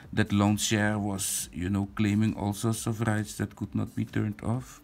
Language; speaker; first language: English; non-native, fluent; Dutch